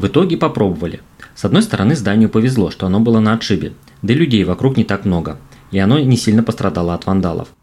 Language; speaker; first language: Russian; native; Russian